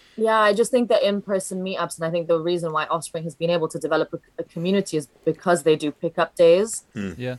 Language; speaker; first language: English; non-native, fluent; Italian